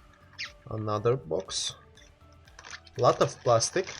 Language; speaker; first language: English; non-native, learner; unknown